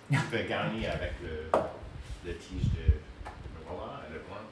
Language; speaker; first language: French; non-native, learner; English